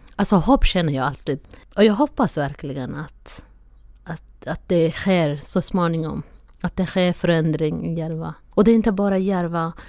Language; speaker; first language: Swedish; non-native, fluent; Somali